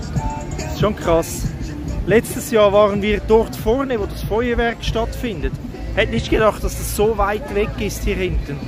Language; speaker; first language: German; native; German